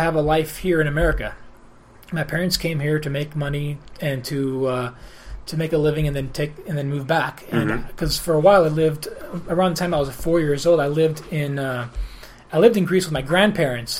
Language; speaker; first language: English; early bilingual, other home language; Greek